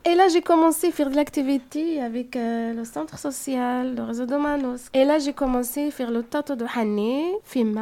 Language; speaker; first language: French; non-native, learner; Arabic